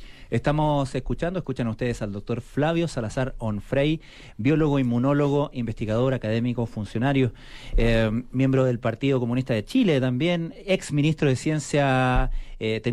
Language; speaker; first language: Spanish; native; Spanish